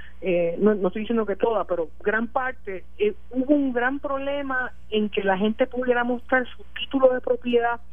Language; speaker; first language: Spanish; native; Spanish